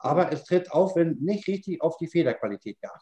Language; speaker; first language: German; native; German